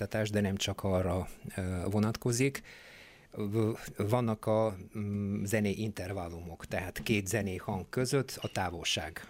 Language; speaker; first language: Hungarian; non-native, fluent; Bulgarian